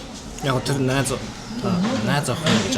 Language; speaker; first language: Mongolian; non-native, fluent; Korean